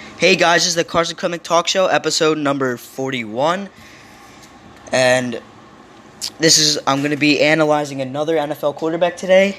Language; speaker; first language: English; native; English